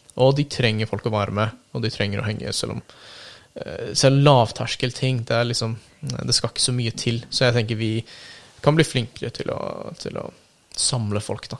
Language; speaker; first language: Norwegian; early bilingual, other home language; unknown